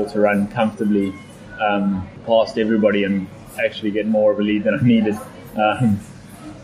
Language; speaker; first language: English; native; English